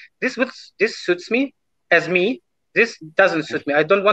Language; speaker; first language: English; non-native, fluent; Lithuanian